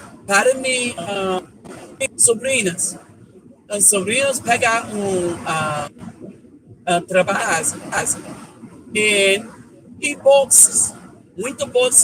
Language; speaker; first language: Portuguese; non-native, learner; English